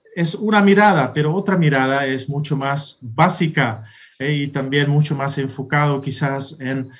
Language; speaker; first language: Spanish; non-native, fluent; Dutch